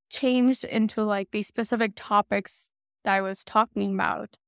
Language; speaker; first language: English; early bilingual, other home language; Hindi